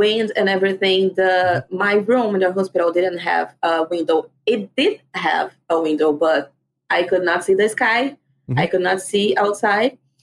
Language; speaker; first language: English; non-native, fluent; Portuguese